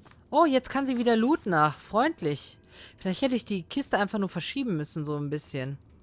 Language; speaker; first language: German; native; German